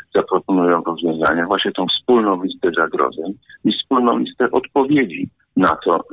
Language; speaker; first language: Polish; native; Polish